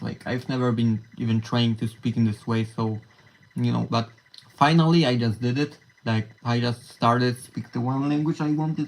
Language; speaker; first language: English; non-native, learner; Polish